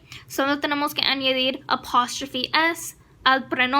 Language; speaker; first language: Spanish; non-native, fluent; English